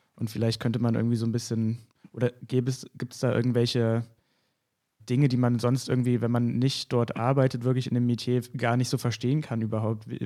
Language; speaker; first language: German; native; German